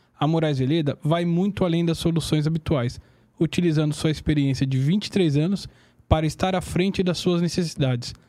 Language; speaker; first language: Portuguese; native; Portuguese